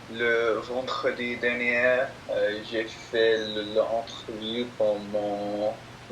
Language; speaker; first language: French; non-native, learner; English